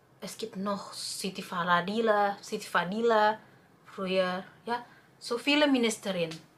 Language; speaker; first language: German; non-native, learner; Indonesian